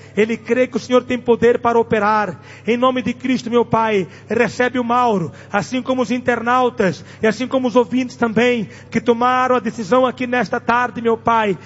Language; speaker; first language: Portuguese; non-native, local second language; Tsonga